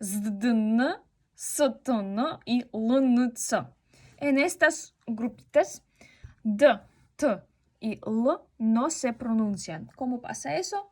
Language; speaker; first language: Spanish; non-native, fluent; Russian